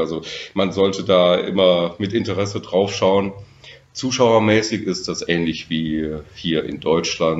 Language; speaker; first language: German; native; German